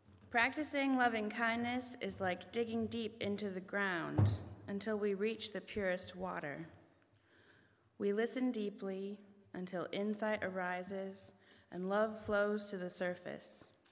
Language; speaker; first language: English; native; English